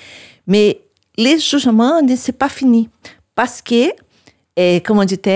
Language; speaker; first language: French; non-native, learner; Portuguese